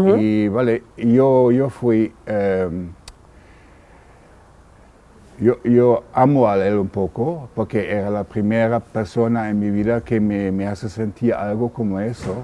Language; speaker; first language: Spanish; non-native, learner; German